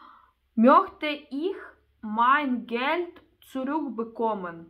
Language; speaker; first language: German; non-native, learner; Russian